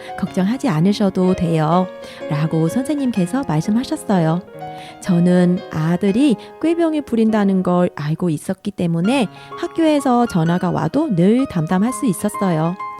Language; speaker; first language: Korean; non-native, fluent; Vietnamese